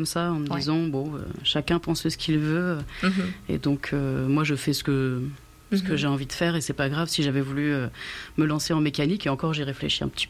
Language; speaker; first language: French; native; French